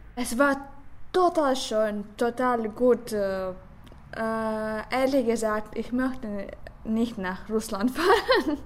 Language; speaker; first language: German; non-native, learner; Russian